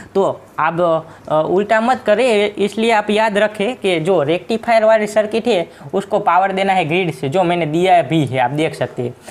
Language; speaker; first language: Hindi; non-native, local second language; Gujarati